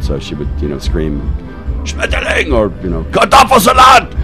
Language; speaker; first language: English; native; English